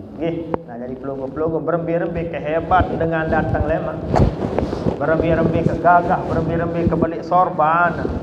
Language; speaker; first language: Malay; non-native, local second language; Sasak